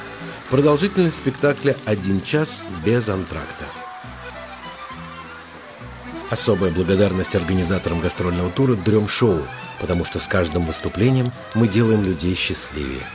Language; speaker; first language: Russian; native; Russian